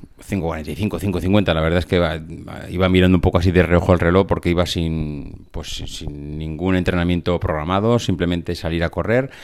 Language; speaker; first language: Spanish; native; Spanish